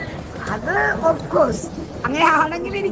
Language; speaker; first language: Malayalam; native; Malayalam